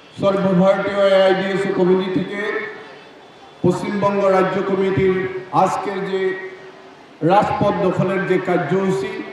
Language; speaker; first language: Bangla; non-native, learner; Assamese